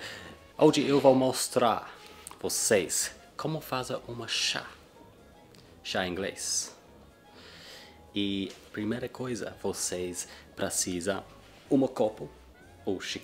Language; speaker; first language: Portuguese; non-native, learner; English